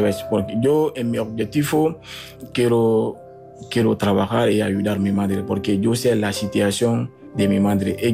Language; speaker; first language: Spanish; non-native, fluent; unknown